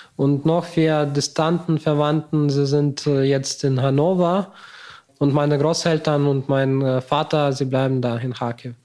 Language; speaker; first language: German; non-native, fluent; Ukrainian